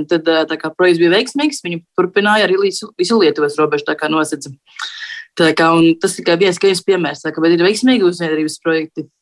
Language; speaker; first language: Latvian; native; Latvian